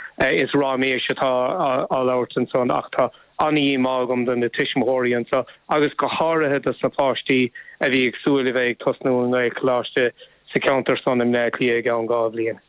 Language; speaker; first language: Irish; non-native, local second language; English